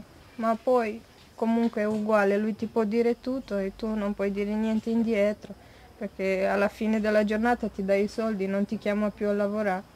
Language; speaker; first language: Italian; non-native, fluent; Romanian